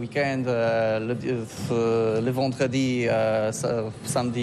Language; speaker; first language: French; non-native, learner; Polish